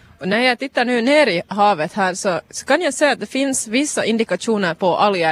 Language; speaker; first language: Swedish; native; Swedish